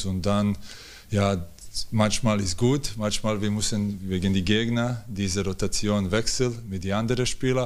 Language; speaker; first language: German; non-native, learner; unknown